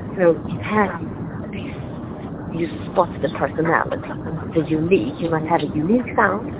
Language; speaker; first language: English; non-native, fluent; Swedish